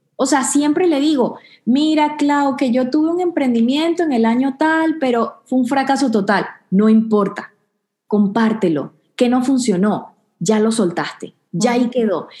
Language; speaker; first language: Spanish; native; Spanish